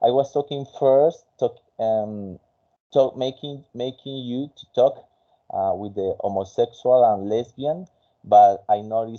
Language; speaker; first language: English; non-native, fluent; Spanish